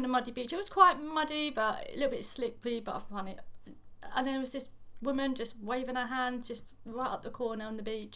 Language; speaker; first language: English; native; English